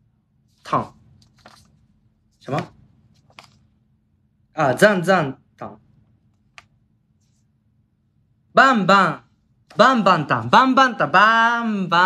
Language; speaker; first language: Chinese; non-native, learner; Japanese